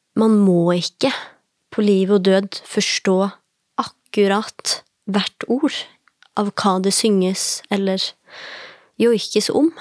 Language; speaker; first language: Norwegian; native; Norwegian